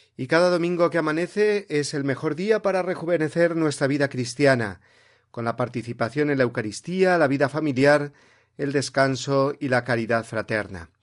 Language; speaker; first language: Spanish; native; Spanish